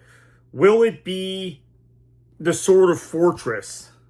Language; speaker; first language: English; native; English